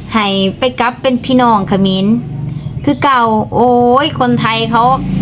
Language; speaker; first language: Thai; native; Thai